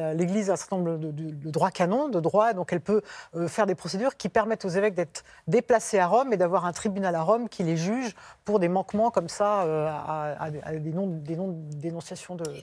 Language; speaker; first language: French; native; French